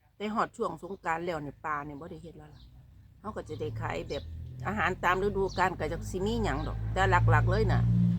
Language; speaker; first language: Thai; native; Thai